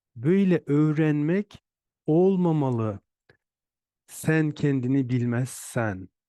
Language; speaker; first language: Turkish; native; Turkish